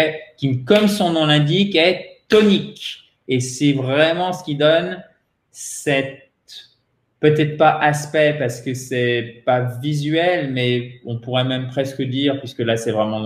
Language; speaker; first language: French; native; French